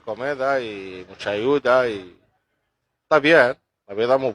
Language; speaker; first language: Spanish; non-native, learner; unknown